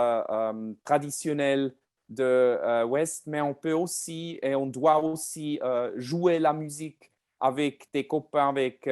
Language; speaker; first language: French; non-native, learner; German